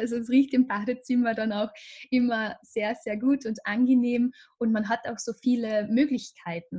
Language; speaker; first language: German; native; German